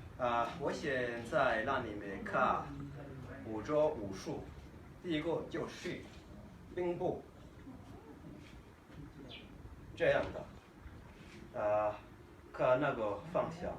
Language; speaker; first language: Chinese; non-native, learner; Kinyarwanda